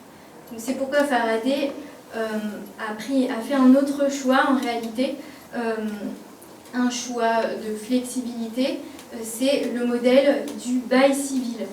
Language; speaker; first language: French; native; French